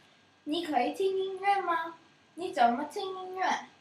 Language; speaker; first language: Chinese; non-native, learner; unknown